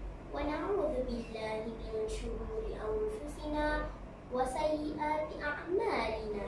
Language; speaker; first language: Arabic; non-native, learner; Malay